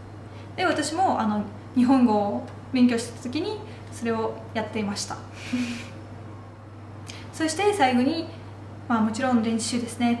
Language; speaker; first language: Japanese; non-native, fluent; Russian